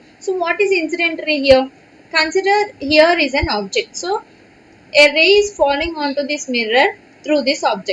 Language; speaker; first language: English; non-native, local second language; Telugu